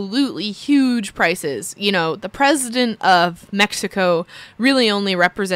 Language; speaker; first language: English; native; English